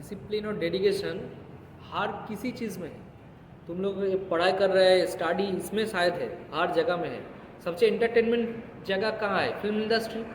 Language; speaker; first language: Hindi; non-native, local second language; Bangla